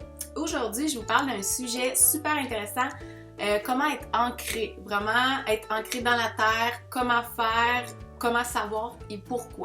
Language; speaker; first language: French; native; French